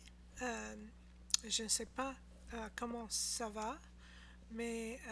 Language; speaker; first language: French; non-native, learner; English